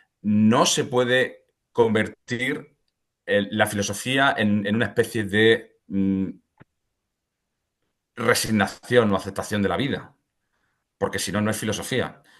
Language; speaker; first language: Spanish; native; Spanish